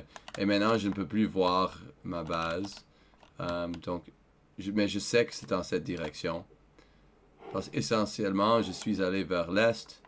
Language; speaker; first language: French; non-native, learner; English